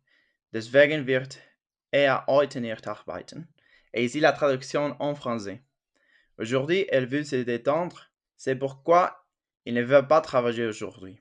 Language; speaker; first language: French; non-native, fluent; Spanish